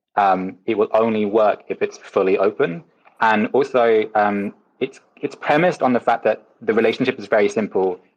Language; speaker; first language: English; native; English